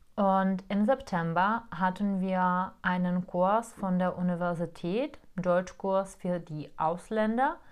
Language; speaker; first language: German; non-native, fluent; Czech